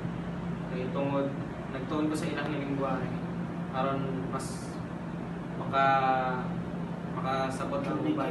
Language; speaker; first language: Cebuano; non-native, local second language; Filipino